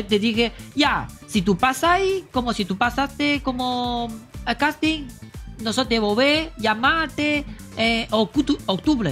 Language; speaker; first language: Spanish; non-native, learner; Chinese